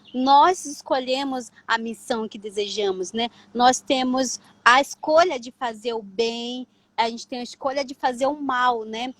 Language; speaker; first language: Portuguese; non-native, local second language; Ticuna